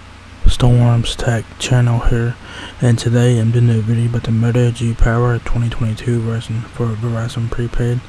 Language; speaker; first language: English; native; English